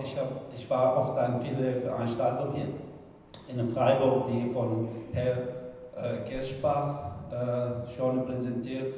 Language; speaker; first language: German; non-native, fluent; Arabic